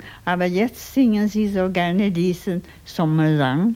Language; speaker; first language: German; non-native, fluent; Swedish